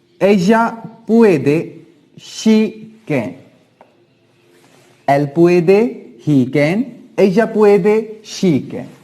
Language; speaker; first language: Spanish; non-native, learner; Hindi